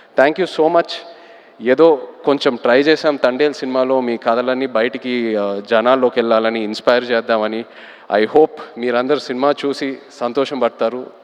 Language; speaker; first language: Telugu; native; Telugu